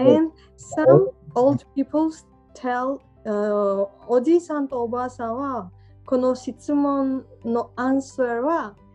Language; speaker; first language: Japanese; non-native, learner; Georgian